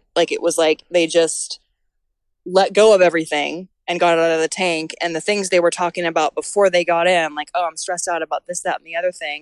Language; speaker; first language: English; native; English